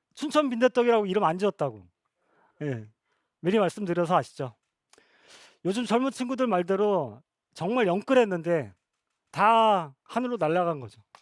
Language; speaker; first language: Korean; native; Korean